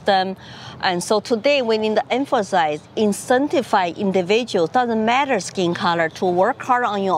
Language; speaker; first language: English; non-native, fluent; Chinese